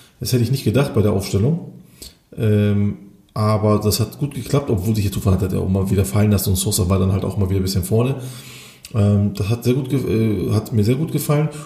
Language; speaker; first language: German; early bilingual, other home language; Turkish